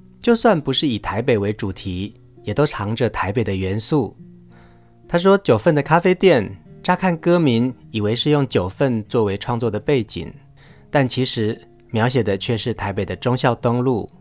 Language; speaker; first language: Chinese; native; Chinese